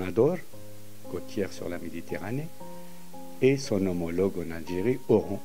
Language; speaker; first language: French; non-native, local second language; Arabic